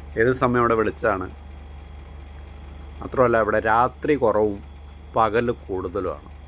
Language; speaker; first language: Malayalam; native; Malayalam